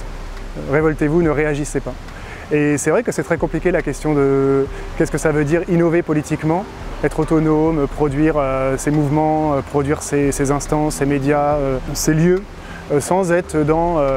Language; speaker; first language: French; native; French